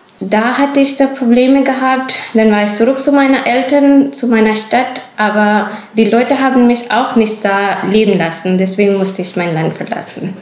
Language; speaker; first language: German; non-native, fluent; Urdu